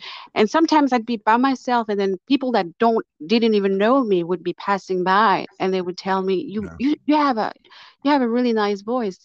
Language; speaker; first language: English; non-native, fluent; French